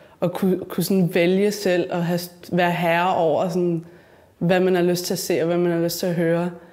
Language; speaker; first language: Danish; early bilingual, other home language; Spanish